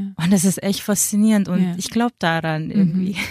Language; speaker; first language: German; early bilingual, other home language; Filipino